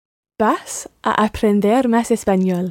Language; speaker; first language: Spanish; non-native, learner; English